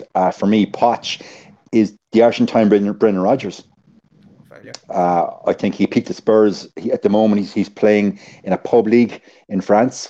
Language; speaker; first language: English; native; English